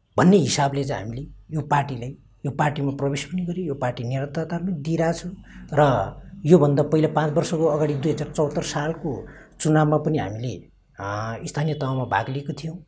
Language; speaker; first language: Nepali; non-native, local second language; Eastern Tamang